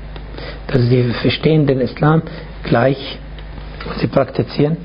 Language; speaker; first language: German; non-native, fluent; Arabic